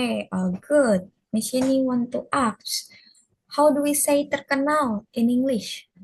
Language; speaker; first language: English; non-native, fluent; Indonesian